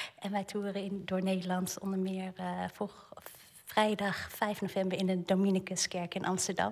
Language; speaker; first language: Dutch; early bilingual, other home language; Korean